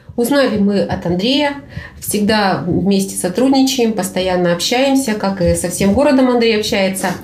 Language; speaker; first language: Russian; native; Russian